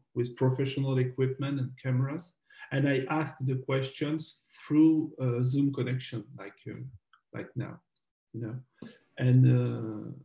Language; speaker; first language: English; non-native, fluent; French